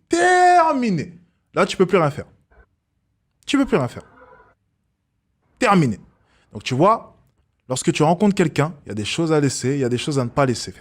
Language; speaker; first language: French; native; French